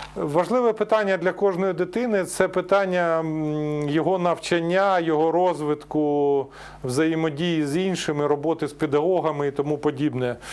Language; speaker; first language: Ukrainian; native; Ukrainian